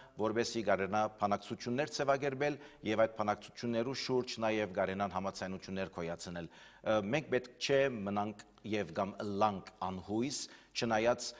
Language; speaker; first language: Armenian; native; Armenian